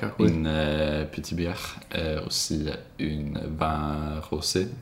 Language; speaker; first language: French; non-native, learner; Swedish